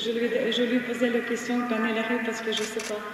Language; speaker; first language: French; non-native, learner; Ukrainian